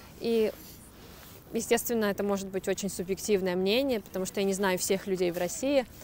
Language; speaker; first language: Russian; native; Russian